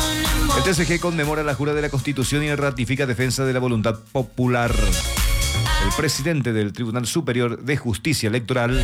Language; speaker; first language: Spanish; native; Spanish